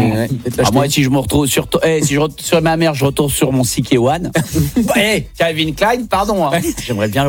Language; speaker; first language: French; native; French